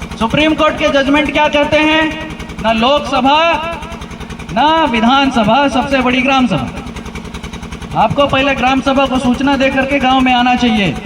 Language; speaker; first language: Hindi; non-native, local second language; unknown